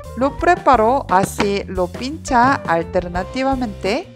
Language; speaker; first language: Spanish; non-native, learner; Korean